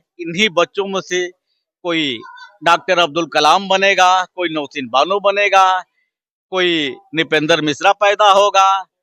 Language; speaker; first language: Hindi; native; Hindi